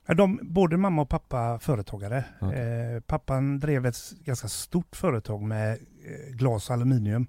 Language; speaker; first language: Swedish; native; Swedish